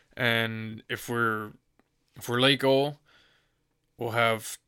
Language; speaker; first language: English; native; English